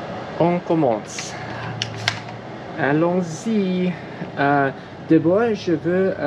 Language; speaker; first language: French; non-native, learner; English